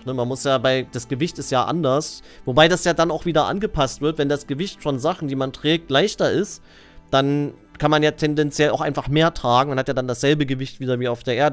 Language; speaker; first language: German; native; German